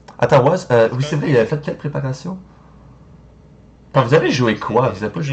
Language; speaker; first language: French; native; French